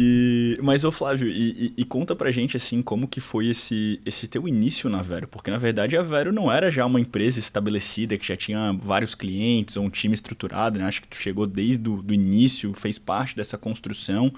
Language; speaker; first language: Portuguese; native; Portuguese